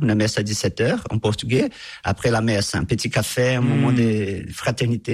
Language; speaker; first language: French; non-native, fluent; Portuguese